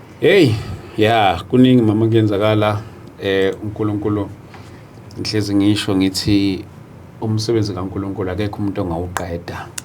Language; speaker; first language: Zulu; native; Zulu